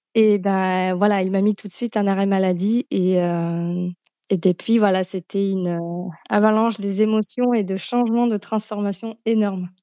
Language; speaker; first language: French; non-native, fluent; Slovak